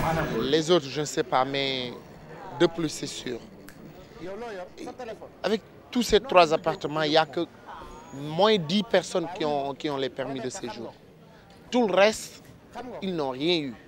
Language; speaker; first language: French; non-native, local second language; Wolof